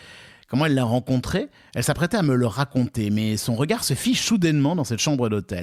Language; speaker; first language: French; native; French